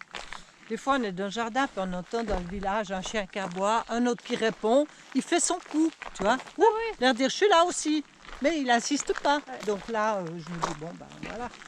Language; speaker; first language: French; native; French